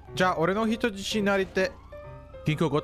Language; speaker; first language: Japanese; non-native, learner; English